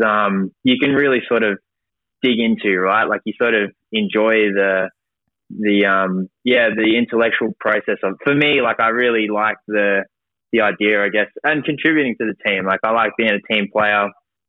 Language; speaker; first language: English; native; English